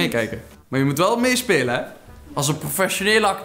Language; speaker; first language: Dutch; native; Dutch